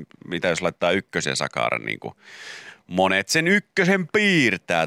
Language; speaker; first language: Finnish; native; Finnish